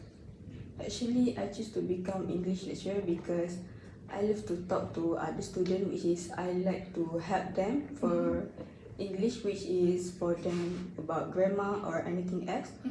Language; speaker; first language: English; non-native, learner; Malay